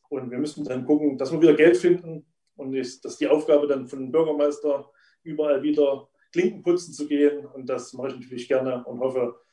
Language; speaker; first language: German; native; German